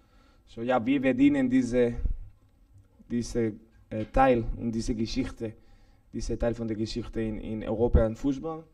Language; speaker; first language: German; non-native, learner; Spanish